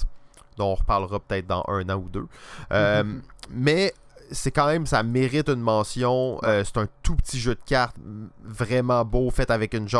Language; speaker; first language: French; native; French